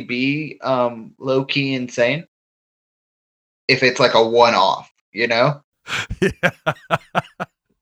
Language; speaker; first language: English; native; English